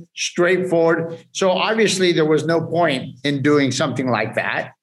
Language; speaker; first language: English; early bilingual, other home language; Spanish